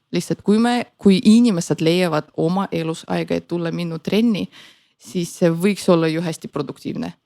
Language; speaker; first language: Estonian; non-native, local second language; Russian